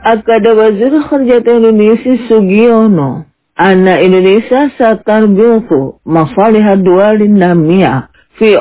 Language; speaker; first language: Arabic; non-native, fluent; Indonesian